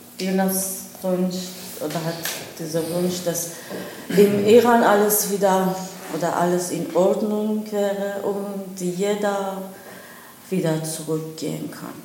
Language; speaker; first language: German; non-native, learner; Persian